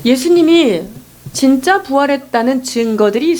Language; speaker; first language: Korean; native; Korean